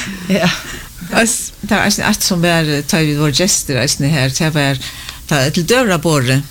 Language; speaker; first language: Danish; non-native, local second language; Faroese